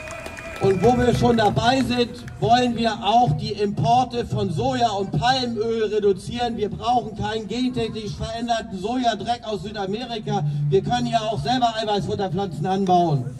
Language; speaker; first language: German; native; German